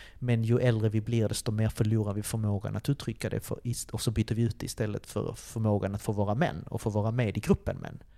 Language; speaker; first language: Swedish; early bilingual, other home language; Spanish